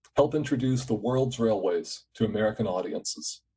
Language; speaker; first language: English; native; English